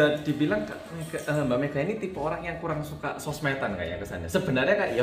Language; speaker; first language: Indonesian; native; Indonesian